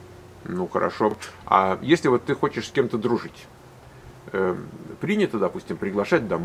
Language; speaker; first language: Russian; native; Russian